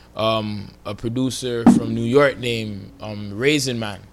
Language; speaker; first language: English; native; English